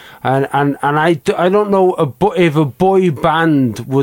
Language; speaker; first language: English; native; English